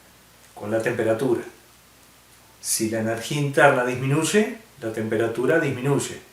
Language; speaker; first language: Spanish; native; Spanish